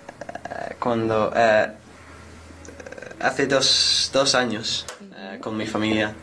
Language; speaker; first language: Spanish; non-native, learner; English